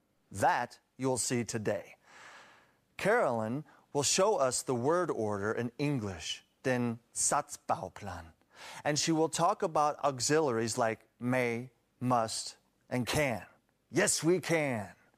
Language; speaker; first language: English; native; English